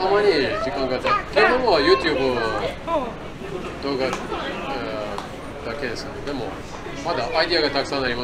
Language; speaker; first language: Japanese; non-native, learner; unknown